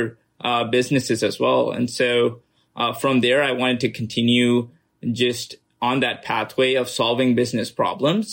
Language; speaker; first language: English; non-native, local second language; Urdu